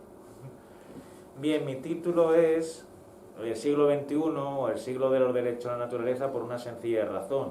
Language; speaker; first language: Spanish; native; Spanish